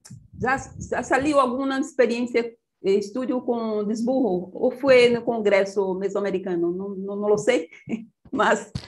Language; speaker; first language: Portuguese; non-native, fluent; Spanish